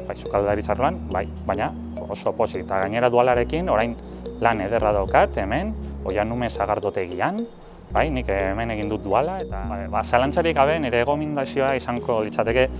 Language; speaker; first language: Basque; non-native, local second language; Spanish